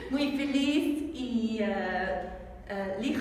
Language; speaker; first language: Spanish; non-native, learner; German